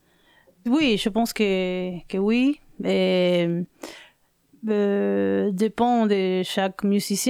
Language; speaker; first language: French; non-native, learner; Spanish